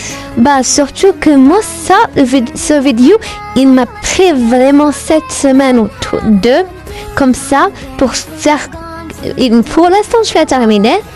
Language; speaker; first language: French; non-native, learner; Arabic